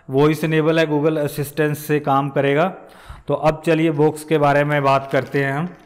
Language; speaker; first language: Hindi; non-native, local second language; Punjabi